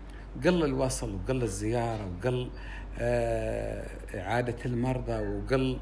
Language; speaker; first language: Arabic; native; Arabic